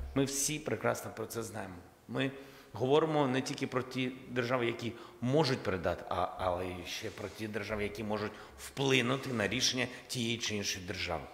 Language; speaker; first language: Ukrainian; non-native, local second language; Russian